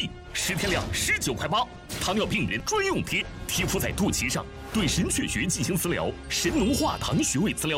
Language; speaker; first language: Chinese; native; Chinese